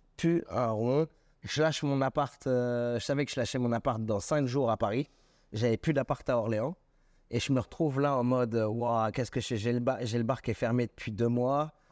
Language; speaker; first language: French; native; French